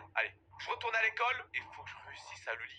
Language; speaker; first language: French; native; French